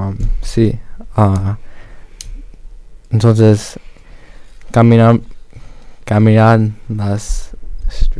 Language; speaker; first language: Spanish; early bilingual, other home language; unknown